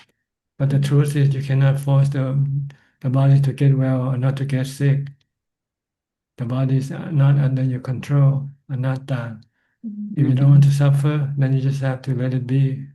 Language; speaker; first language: English; non-native, fluent; Thai